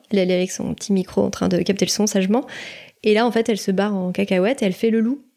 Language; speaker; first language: French; native; French